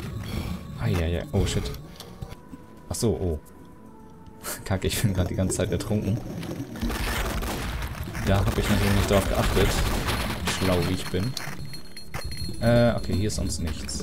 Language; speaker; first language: German; native; German